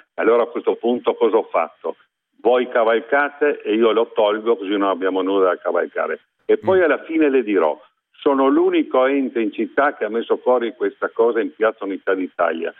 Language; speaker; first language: Italian; native; Italian